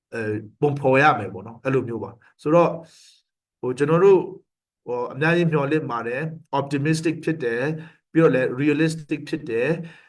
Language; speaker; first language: Burmese; non-native, local second language; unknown